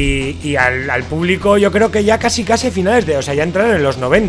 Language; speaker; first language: Spanish; native; Spanish